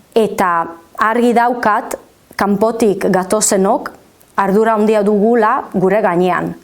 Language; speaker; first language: Basque; non-native, fluent; Friulian